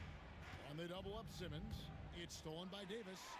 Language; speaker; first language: English; native; English